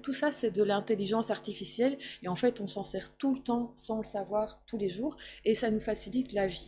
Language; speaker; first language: French; native; French